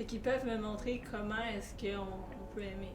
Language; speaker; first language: French; native; French